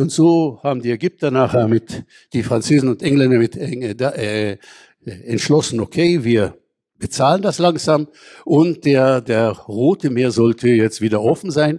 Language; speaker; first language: German; non-native, fluent; Hebrew